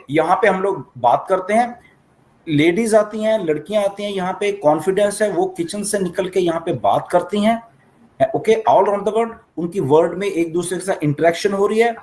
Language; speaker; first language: Hindi; native; Hindi